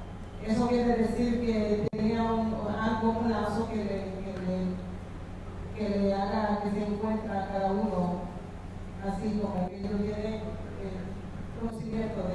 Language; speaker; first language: Spanish; non-native, fluent; Haitian Creole